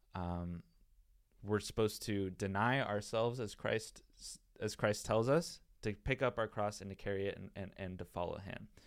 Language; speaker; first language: English; native; English